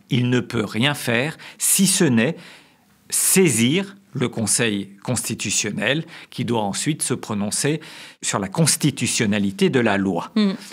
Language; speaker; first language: French; native; French